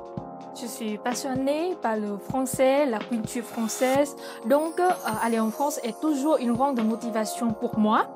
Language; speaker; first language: French; non-native, fluent; Vietnamese